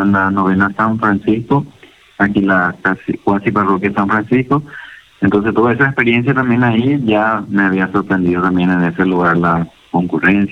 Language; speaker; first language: Spanish; native; Spanish